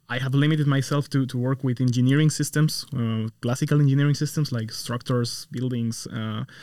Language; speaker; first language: English; non-native, fluent; Spanish